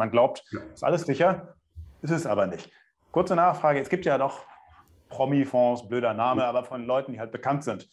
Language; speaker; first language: German; native; German